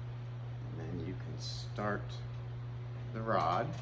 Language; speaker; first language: English; native; English